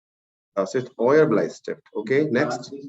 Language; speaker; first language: German; non-native, fluent; Hindi